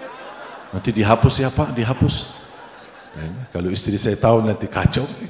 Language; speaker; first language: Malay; non-native, fluent; Arabic